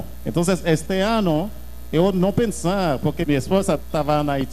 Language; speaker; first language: Portuguese; non-native, learner; Haitian Creole